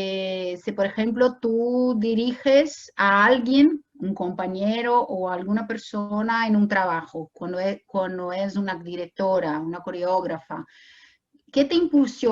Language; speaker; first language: Spanish; non-native, fluent; Portuguese